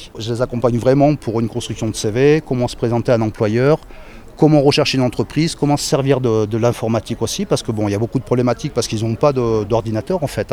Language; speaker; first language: French; native; French